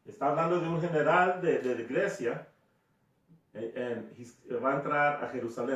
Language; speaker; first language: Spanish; early bilingual, heritage; Spanish